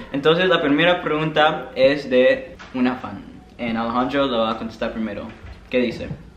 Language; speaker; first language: Spanish; early bilingual, heritage; Spanish